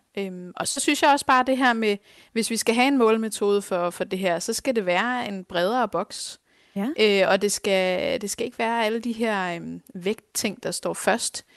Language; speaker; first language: Danish; native; Danish